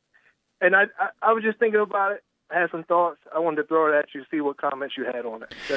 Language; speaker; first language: English; native; English